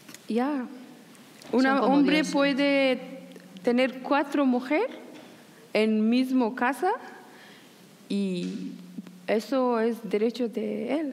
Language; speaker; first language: Spanish; non-native, learner; Persian